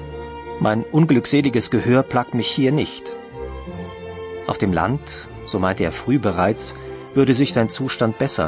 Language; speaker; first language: German; native; German